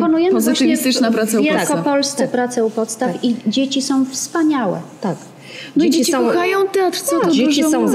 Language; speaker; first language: Polish; native; Polish